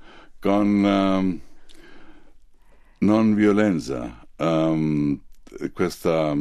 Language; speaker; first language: Italian; non-native, fluent; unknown